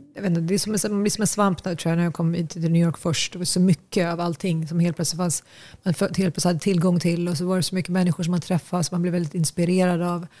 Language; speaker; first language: Swedish; early bilingual, other home language; Tigrinya